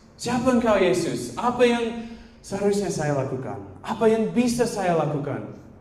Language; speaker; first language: Indonesian; non-native, fluent; English